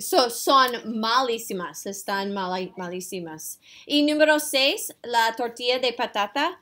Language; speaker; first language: Spanish; non-native, fluent; English